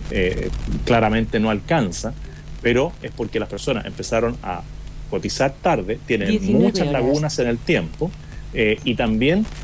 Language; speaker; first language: Spanish; native; Spanish